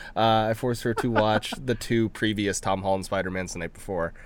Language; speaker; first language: English; early bilingual, other home language; Filipino